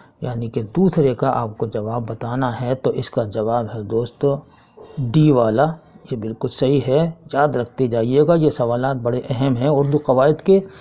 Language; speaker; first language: Urdu; native; Urdu